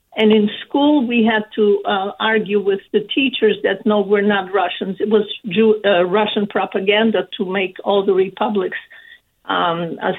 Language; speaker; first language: English; early bilingual, other home language; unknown